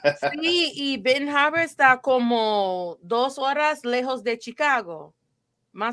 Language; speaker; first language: Spanish; non-native, fluent; English